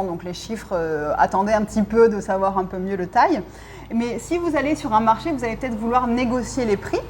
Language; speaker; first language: French; native; French